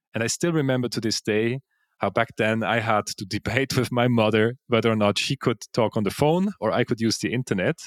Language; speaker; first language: English; non-native, fluent; Swiss German